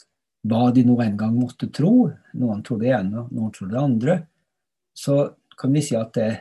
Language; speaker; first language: Norwegian; native; Norwegian